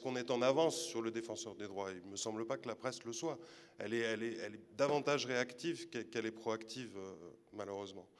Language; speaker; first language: French; native; French